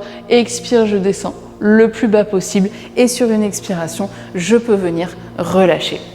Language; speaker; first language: French; native; French